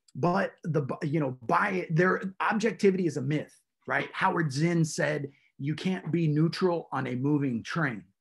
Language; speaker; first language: English; native; English